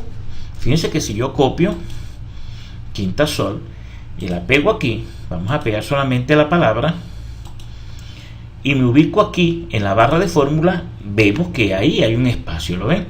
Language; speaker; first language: Spanish; native; Spanish